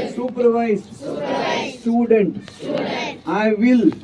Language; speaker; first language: English; non-native, local second language; Tamil